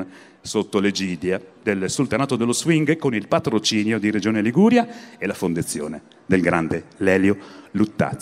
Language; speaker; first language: Italian; native; Italian